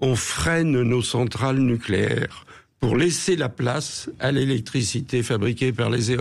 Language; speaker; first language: French; native; French